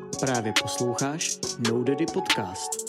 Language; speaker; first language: Czech; native; Czech